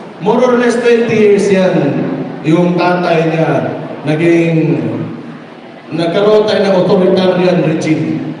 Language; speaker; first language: Filipino; non-native, local second language; Cebuano